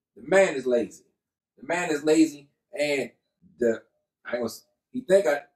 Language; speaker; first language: English; native; English